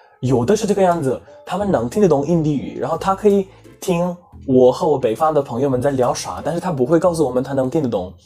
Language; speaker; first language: Chinese; non-native, fluent; Hindi